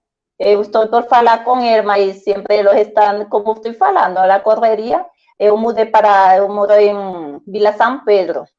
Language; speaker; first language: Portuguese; non-native, learner; Spanish